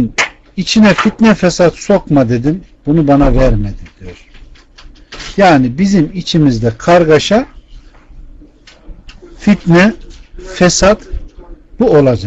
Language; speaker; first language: Turkish; native; Turkish